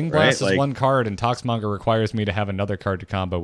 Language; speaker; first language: English; native; English